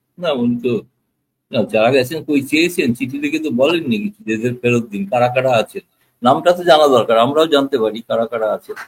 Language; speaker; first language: Bangla; native; Bangla